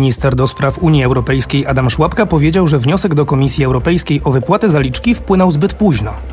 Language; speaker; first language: Polish; native; Polish